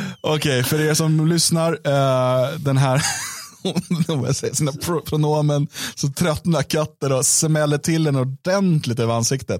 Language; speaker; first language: Swedish; native; Swedish